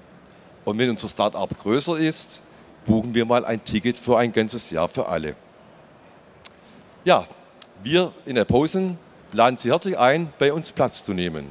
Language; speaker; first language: German; native; German